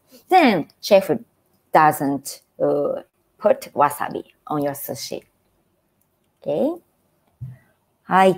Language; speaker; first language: English; non-native, fluent; Japanese